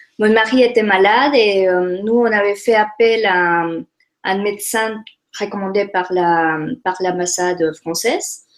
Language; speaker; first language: French; non-native, fluent; Spanish